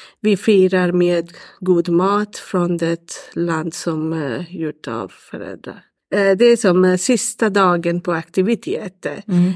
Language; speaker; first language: Swedish; non-native, learner; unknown